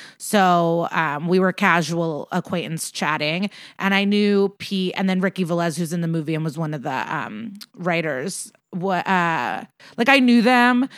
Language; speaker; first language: English; early bilingual, other home language; Russian